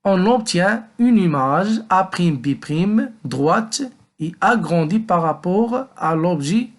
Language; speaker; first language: French; non-native, local second language; Arabic